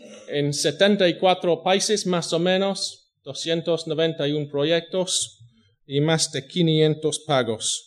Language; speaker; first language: Spanish; non-native, fluent; English